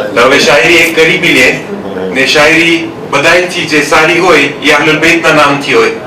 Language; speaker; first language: Gujarati; early bilingual, heritage; Gujarati